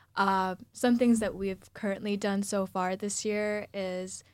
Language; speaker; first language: English; early bilingual, other home language; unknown